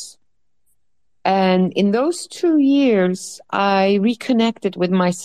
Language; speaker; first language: English; non-native, fluent; Dutch